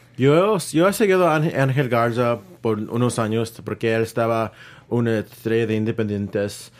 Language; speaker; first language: Spanish; early bilingual, heritage; Spanish